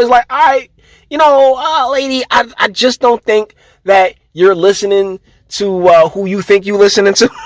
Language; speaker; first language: English; native; English